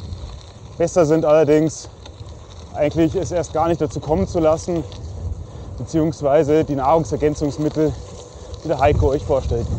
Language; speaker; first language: German; native; German